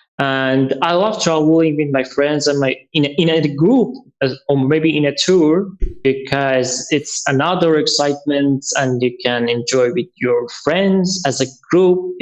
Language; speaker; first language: English; non-native, learner; Persian